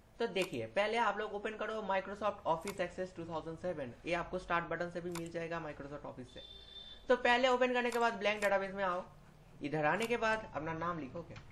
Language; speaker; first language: Hindi; non-native, local second language; Bangla